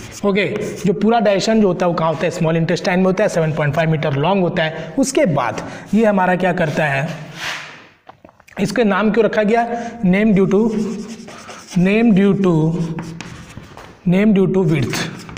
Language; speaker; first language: Hindi; native; Hindi